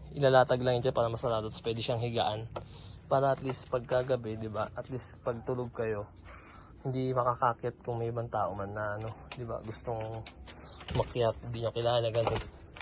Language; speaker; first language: Filipino; native; Filipino